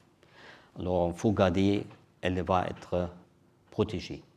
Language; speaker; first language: French; non-native, learner; German